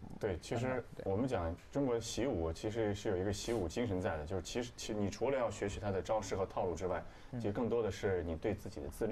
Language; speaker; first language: Chinese; native; Chinese